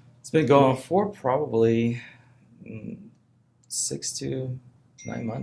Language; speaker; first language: English; non-native, fluent; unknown